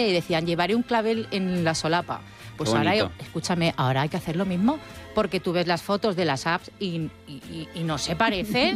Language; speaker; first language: Spanish; native; Spanish